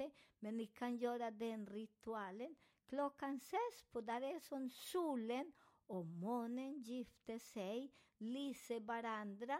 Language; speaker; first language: Swedish; non-native, fluent; Spanish